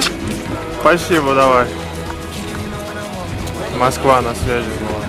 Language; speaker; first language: Russian; native; Russian